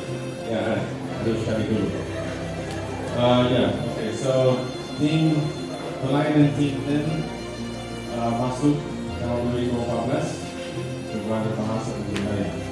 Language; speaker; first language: Indonesian; non-native, learner; English